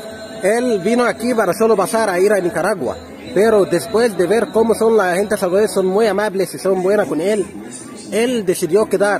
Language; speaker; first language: Spanish; non-native, learner; Arabic